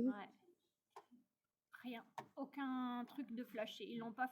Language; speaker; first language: French; native; French